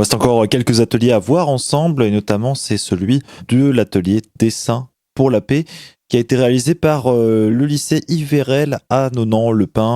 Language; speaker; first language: French; native; French